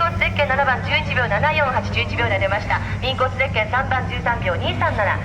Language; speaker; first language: Japanese; native; Japanese